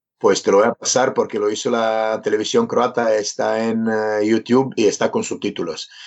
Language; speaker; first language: Spanish; non-native, fluent; Serbian